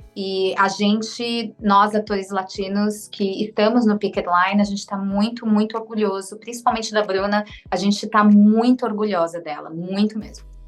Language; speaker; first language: Portuguese; native; Portuguese